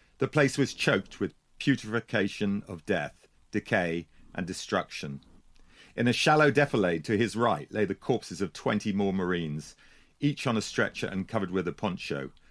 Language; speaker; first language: English; native; English